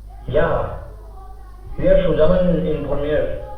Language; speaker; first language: German; non-native, learner; Hindi